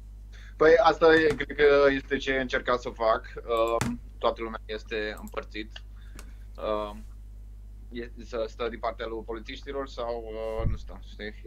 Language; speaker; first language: Romanian; early bilingual, heritage; Romanian